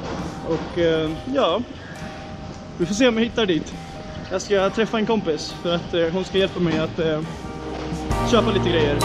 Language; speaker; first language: Swedish; early bilingual, other home language; Nepali